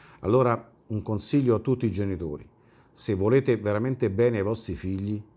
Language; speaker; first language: Italian; native; Italian